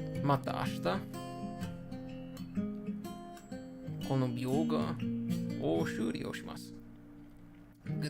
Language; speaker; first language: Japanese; non-native, learner; English